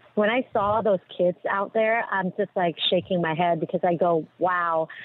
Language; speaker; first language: English; early bilingual, other home language; Vietnamese